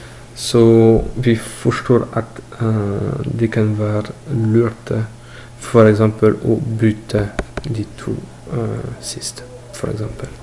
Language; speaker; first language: Norwegian; non-native, learner; French